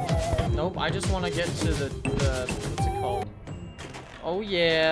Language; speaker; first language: English; native; English